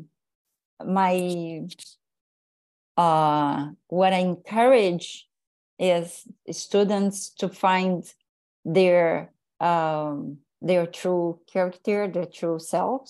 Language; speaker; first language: English; non-native, fluent; Portuguese